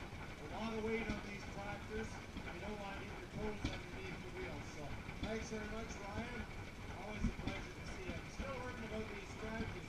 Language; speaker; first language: English; native; English